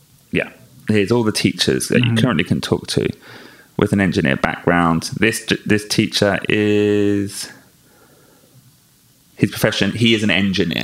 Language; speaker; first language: English; native; English